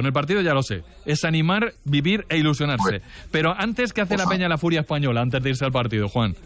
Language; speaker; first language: Spanish; native; Spanish